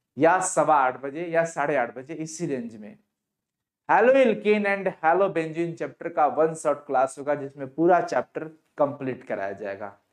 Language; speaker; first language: Hindi; native; Hindi